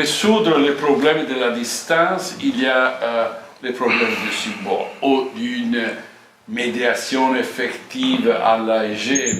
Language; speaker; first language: French; non-native, fluent; Italian